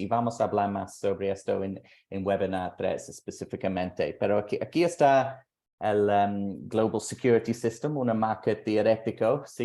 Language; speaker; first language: Spanish; non-native, fluent; English